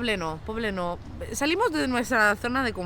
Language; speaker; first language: Spanish; non-native, local second language; Catalan